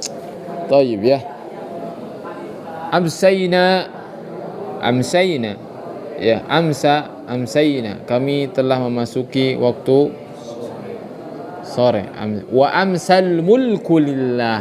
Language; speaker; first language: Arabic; non-native, fluent; Indonesian